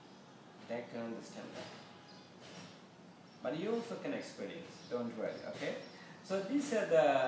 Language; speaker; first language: English; non-native, fluent; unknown